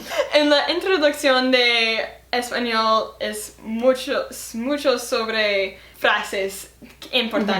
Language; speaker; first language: Spanish; non-native, learner; English